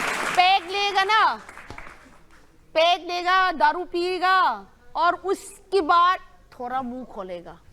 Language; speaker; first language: Hindi; non-native, local second language; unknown